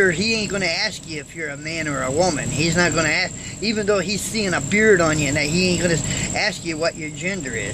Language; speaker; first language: English; native; English